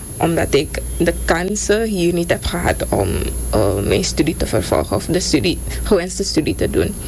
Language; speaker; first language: Dutch; native; Dutch